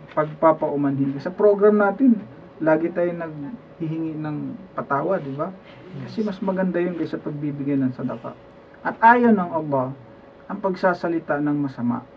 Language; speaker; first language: Filipino; non-native, local second language; Cebuano